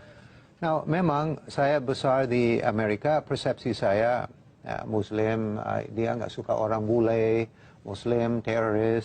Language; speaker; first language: Indonesian; non-native, fluent; English